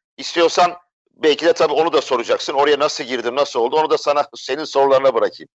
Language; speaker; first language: Turkish; native; Turkish